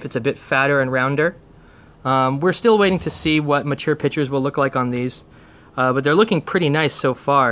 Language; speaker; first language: English; native; English